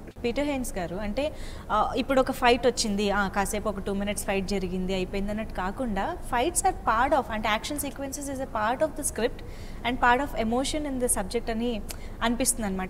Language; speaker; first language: Telugu; native; Telugu